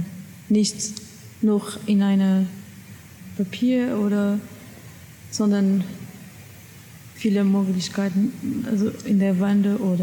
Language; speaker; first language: German; non-native, learner; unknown